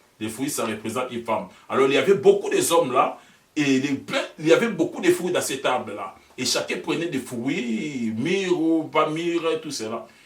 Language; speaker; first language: French; non-native, local second language; Lingala